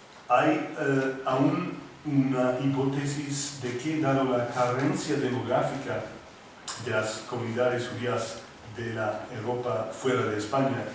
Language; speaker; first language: Spanish; non-native, fluent; English